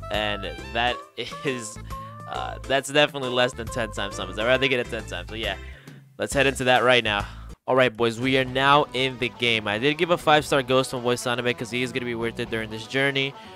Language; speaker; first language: English; early bilingual, other home language; Spanish